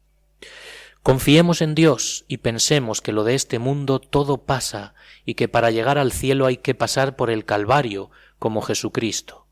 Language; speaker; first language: Spanish; native; Spanish